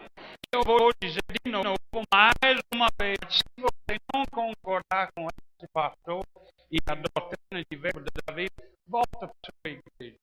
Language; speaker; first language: Portuguese; non-native, fluent; English